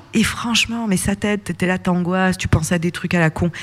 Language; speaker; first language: French; native; French